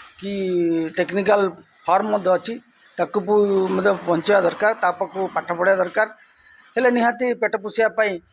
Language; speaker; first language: Odia; non-native, local second language; Santali